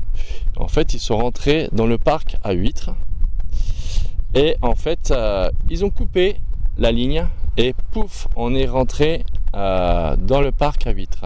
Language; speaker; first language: French; native; French